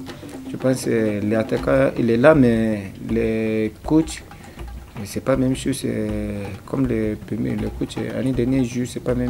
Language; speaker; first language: French; non-native, learner; English